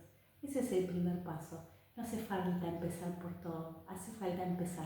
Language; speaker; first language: Spanish; native; Spanish